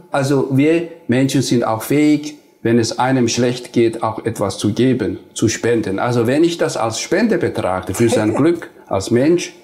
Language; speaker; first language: German; non-native, fluent; Nepali